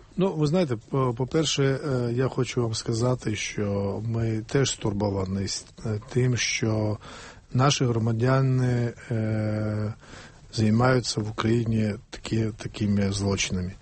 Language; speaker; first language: Ukrainian; non-native, fluent; Georgian